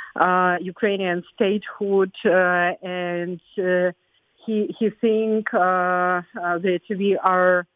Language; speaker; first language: English; non-native, fluent; Ukrainian